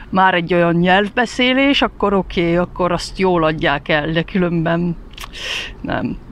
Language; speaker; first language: Hungarian; early bilingual, heritage; Hungarian